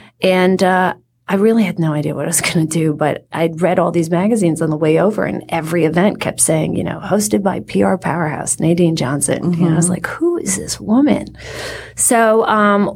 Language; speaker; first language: English; native; English